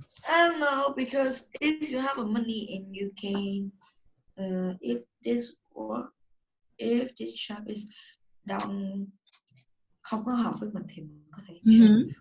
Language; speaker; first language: English; non-native, learner; Vietnamese